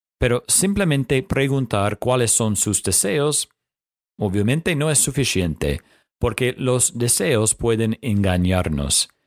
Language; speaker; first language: Spanish; non-native, fluent; English